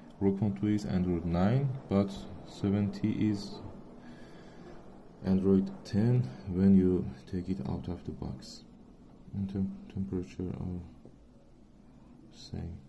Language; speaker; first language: English; non-native, learner; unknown